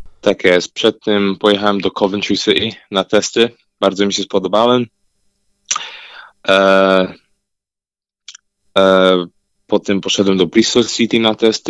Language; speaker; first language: Polish; early bilingual, heritage; Polish